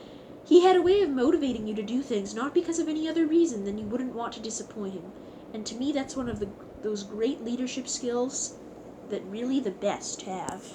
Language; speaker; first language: English; native; English